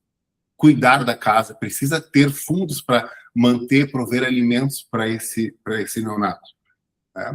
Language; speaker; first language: Portuguese; native; Portuguese